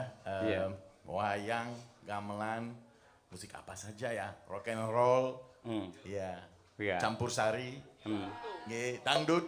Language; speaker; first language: Indonesian; non-native, fluent; French